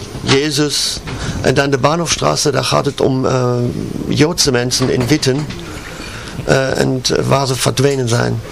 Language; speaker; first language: Dutch; non-native, learner; German